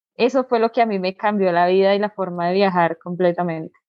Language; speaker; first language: Spanish; native; Spanish